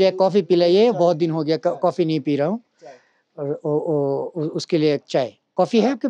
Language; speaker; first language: Hindi; non-native, fluent; Bangla